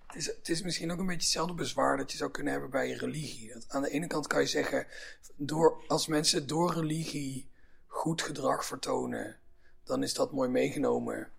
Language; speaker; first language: Dutch; native; Dutch